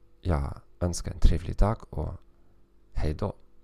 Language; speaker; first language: Swedish; non-native, fluent; German